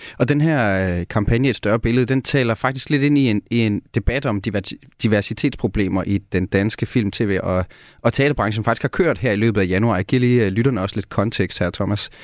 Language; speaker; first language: Danish; native; Danish